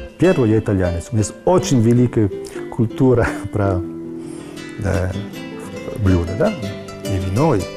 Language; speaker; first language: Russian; non-native, learner; Italian